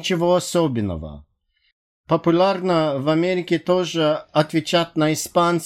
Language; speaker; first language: Russian; non-native, fluent; English